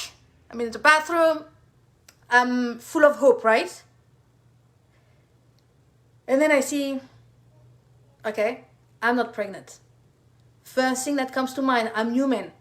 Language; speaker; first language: English; non-native, fluent; French